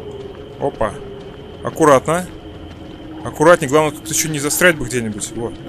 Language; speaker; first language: Russian; native; Russian